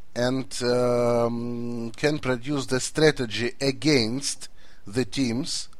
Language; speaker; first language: English; non-native, fluent; Russian